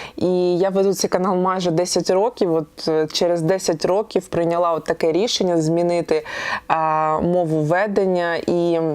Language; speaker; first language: Ukrainian; non-native, local second language; Russian